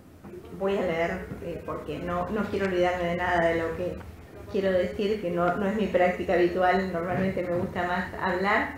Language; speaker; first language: Spanish; native; Spanish